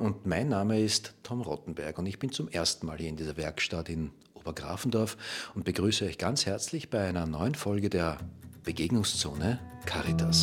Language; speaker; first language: German; native; German